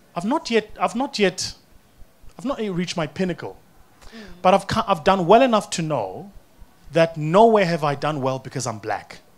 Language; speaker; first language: English; non-native, local second language; Zulu